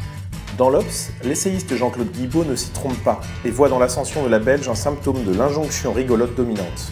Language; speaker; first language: French; native; French